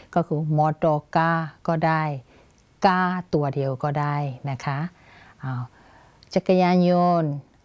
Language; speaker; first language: Thai; non-native, fluent; Burmese